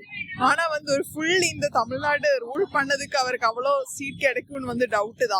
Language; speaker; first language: Tamil; non-native, local second language; Malayalam